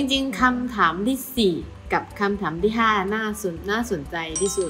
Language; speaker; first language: Thai; non-native, fluent; Chinese